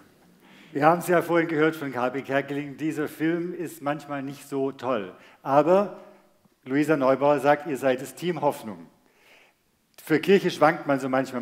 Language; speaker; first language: German; native; German